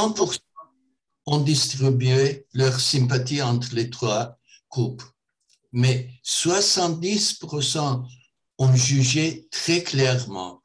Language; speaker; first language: French; non-native, fluent; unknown